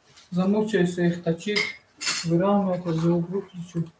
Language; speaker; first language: Russian; non-native, fluent; Tajik